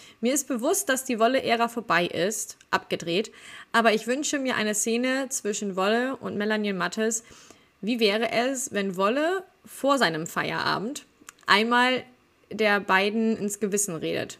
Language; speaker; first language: German; native; German